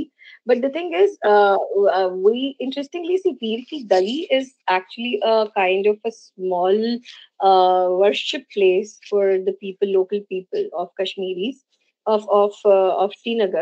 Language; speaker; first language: English; non-native, local second language; Hindi